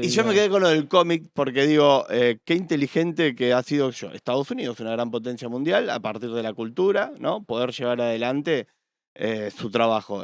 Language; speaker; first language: Spanish; native; Spanish